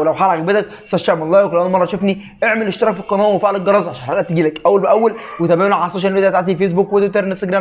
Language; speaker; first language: Arabic; native; Arabic